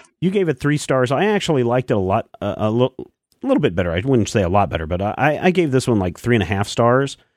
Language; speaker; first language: English; native; English